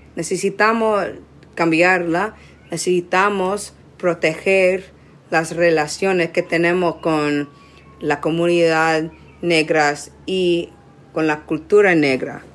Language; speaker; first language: Spanish; non-native, learner; English